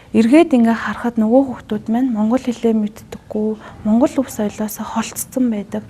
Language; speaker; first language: Mongolian; native; Mongolian